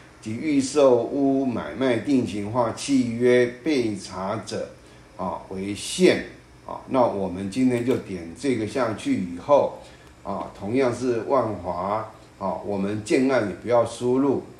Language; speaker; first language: Chinese; native; Chinese